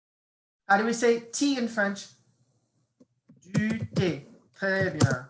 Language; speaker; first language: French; non-native, fluent; English